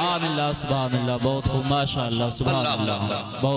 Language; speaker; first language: Hindi; native; Hindi